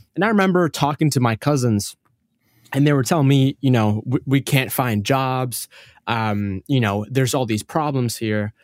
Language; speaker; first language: English; early bilingual, other home language; Arabic